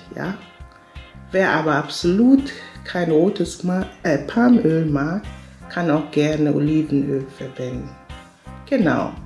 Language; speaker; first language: German; non-native, fluent; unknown